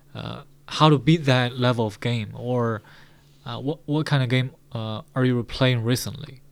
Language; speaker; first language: English; non-native, fluent; Chinese